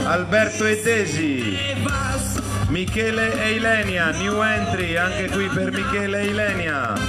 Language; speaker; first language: Italian; native; Italian